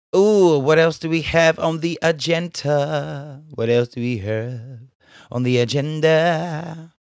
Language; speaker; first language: English; native; English